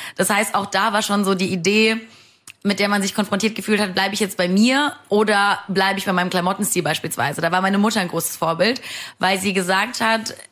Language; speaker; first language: German; early bilingual, other home language; Romanian